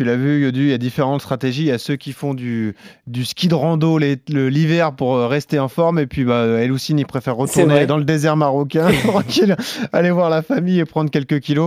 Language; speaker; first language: French; native; French